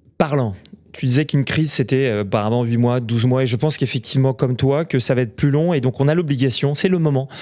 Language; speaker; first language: French; native; French